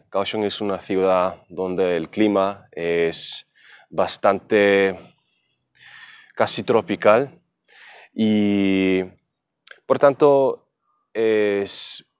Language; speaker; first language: Spanish; non-native, fluent; German